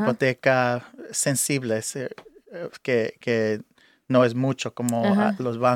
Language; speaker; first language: Spanish; early bilingual, heritage; English